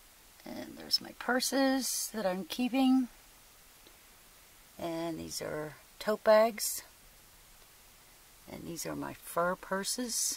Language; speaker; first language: English; native; English